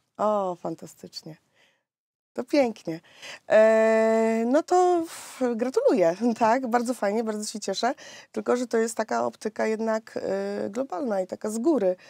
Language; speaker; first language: Polish; native; Polish